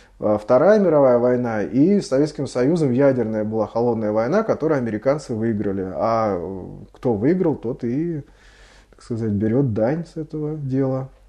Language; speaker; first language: Russian; native; Russian